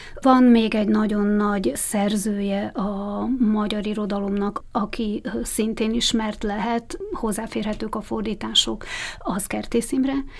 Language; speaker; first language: Hungarian; native; Hungarian